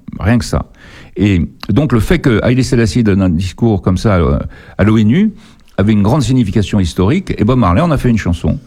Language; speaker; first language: French; native; French